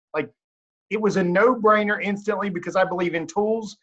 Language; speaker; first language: English; native; English